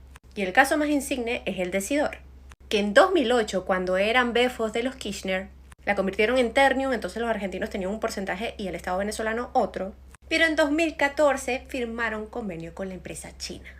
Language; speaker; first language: Spanish; native; Spanish